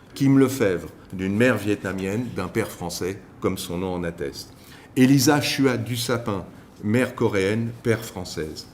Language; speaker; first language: French; native; French